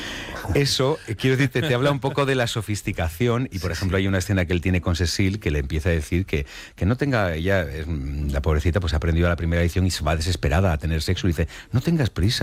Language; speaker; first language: Spanish; native; Spanish